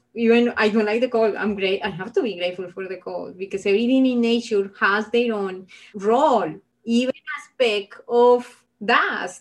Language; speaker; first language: English; non-native, fluent; Spanish